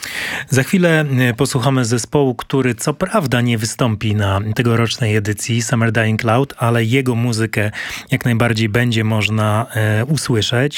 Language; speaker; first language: Polish; native; Polish